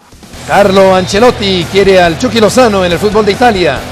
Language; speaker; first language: Spanish; native; Spanish